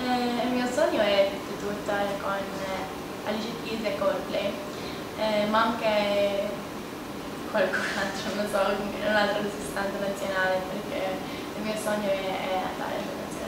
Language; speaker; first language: Italian; non-native, fluent; Maltese